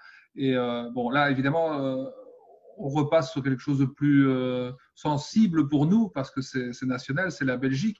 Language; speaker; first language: French; native; French